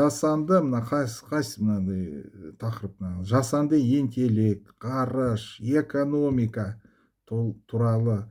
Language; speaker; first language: Kazakh; non-native, local second language; Russian